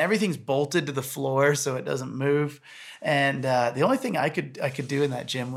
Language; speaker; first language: English; native; English